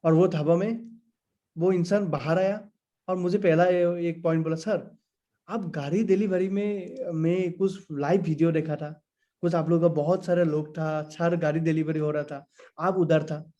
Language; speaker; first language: Hindi; non-native, local second language; Assamese